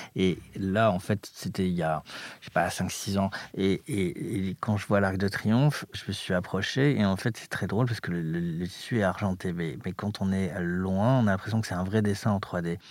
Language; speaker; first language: French; native; French